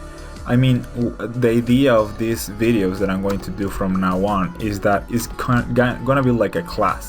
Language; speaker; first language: English; non-native, fluent; Spanish